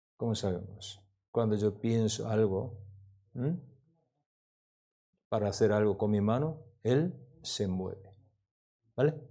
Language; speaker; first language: Spanish; non-native, learner; Korean